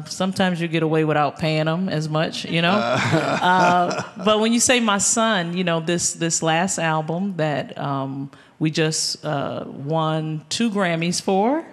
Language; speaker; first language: English; native; English